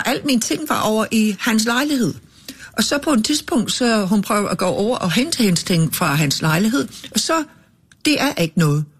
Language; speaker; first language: Danish; non-native, fluent; English